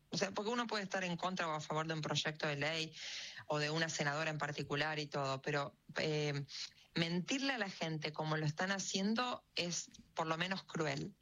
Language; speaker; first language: Spanish; native; Spanish